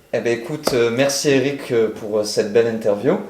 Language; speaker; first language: French; native; French